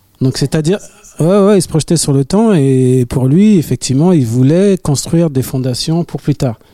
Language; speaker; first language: French; native; French